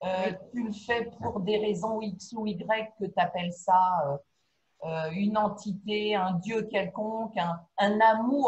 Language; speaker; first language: French; native; French